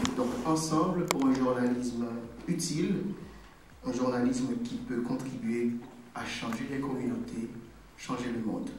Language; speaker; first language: French; non-native, local second language; Haitian Creole